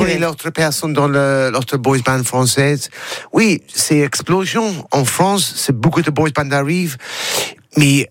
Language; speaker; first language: French; non-native, learner; English